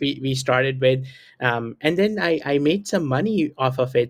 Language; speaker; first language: English; non-native, local second language; Hindi